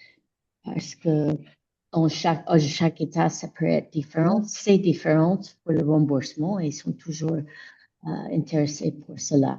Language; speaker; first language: French; non-native, fluent; English